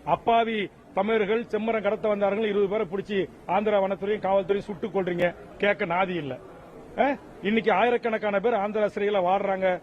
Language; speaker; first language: Tamil; native; Tamil